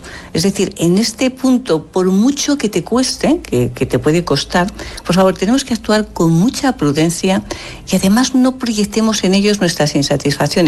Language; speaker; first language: Spanish; native; Spanish